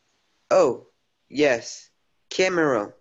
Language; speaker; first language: English; non-native, learner; Portuguese